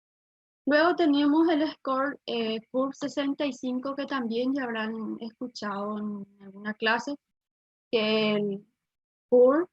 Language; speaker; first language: Spanish; native; Spanish